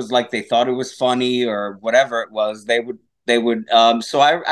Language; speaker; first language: English; non-native, fluent; Portuguese